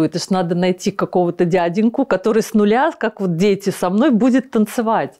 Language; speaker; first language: Russian; native; Russian